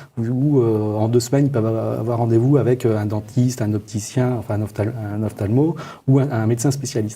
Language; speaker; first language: French; native; French